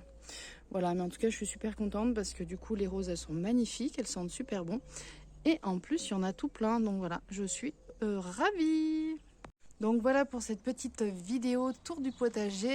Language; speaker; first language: French; native; French